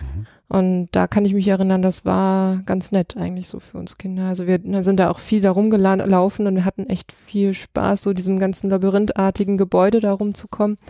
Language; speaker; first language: German; early bilingual, other home language; Russian